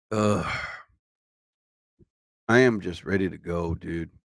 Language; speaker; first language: English; native; English